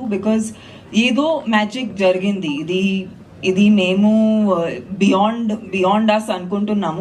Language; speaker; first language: Telugu; non-native, fluent; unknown